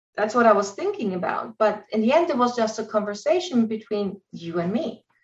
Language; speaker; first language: English; non-native, fluent; German